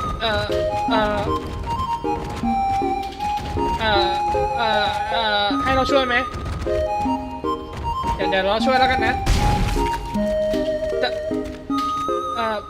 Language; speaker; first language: Thai; native; Thai